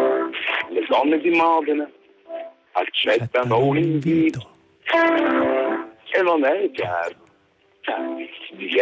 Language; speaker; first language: Italian; native; Italian